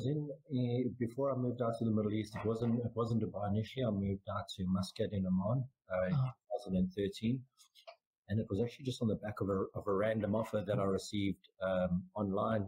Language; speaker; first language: English; native; English